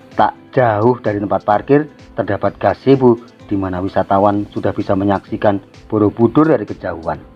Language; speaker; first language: Indonesian; native; Indonesian